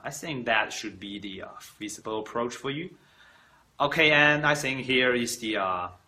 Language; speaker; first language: English; non-native, fluent; Chinese